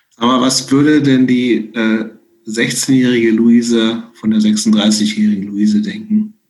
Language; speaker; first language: German; native; German